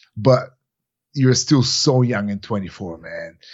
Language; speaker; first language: English; non-native, fluent; Bulgarian